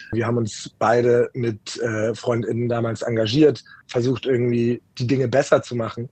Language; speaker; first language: German; native; German